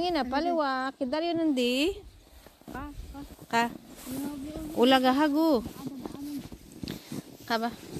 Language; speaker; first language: Korean; non-native, learner; Filipino